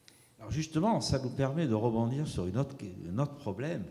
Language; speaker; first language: French; native; French